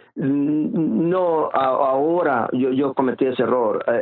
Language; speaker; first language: Spanish; native; Spanish